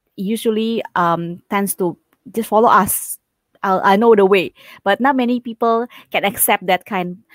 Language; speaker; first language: English; non-native, fluent; Indonesian